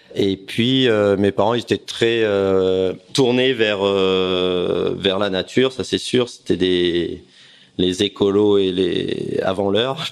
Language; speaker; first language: French; native; French